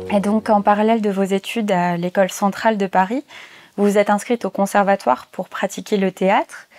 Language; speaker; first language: French; native; French